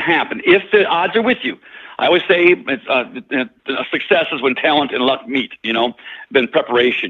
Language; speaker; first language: English; native; English